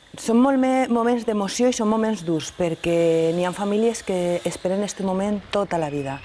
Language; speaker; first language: Catalan; native; Catalan